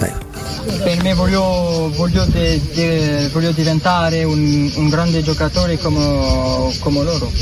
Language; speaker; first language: Italian; non-native, learner; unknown